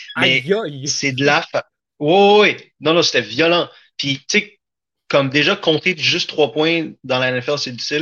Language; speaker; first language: French; native; French